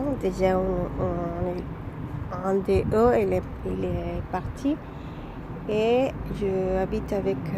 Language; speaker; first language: French; non-native, learner; Spanish